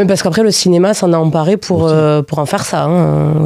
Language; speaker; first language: French; native; French